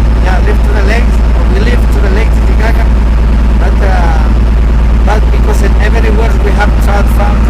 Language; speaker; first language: English; non-native, learner; Spanish